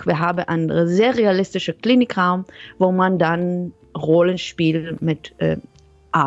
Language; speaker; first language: German; non-native, fluent; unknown